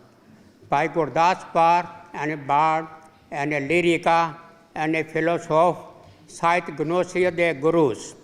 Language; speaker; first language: German; non-native, fluent; Punjabi